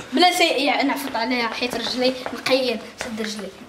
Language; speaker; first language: Arabic; native; Arabic